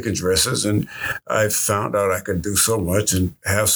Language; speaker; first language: English; native; English